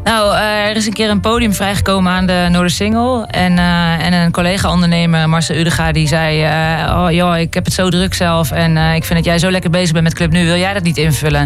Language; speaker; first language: Dutch; native; Dutch